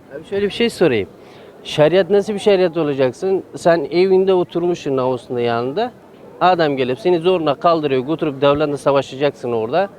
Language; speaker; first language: Turkish; non-native, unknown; Persian